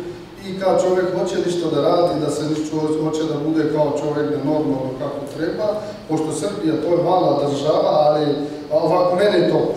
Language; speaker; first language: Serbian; non-native, learner; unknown